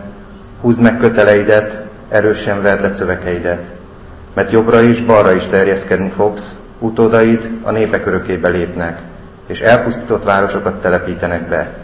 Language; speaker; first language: Hungarian; native; Hungarian